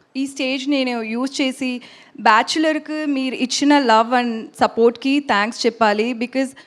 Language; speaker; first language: Telugu; non-native, learner; Tamil